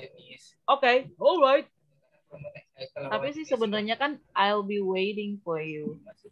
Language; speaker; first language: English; non-native, fluent; Indonesian